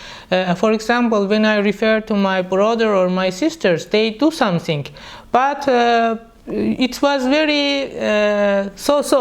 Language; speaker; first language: English; non-native, learner; Persian